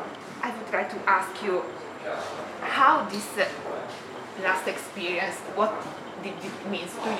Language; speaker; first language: English; non-native, fluent; Italian